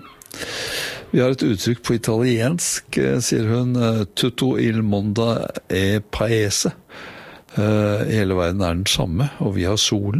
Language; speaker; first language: Norwegian; native; Norwegian